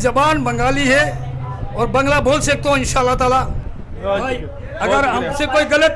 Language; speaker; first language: Hindi; non-native, local second language; Bangla